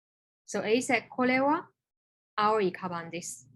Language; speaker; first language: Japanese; non-native, fluent; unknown